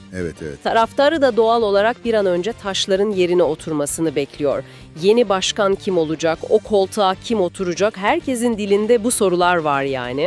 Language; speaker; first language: Turkish; native; Turkish